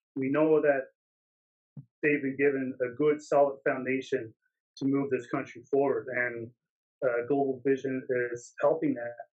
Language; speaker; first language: English; native; English